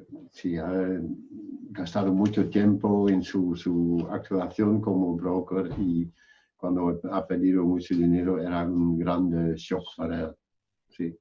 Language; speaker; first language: Spanish; non-native, fluent; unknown